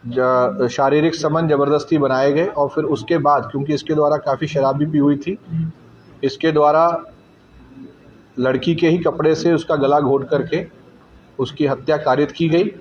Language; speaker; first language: Hindi; native; Hindi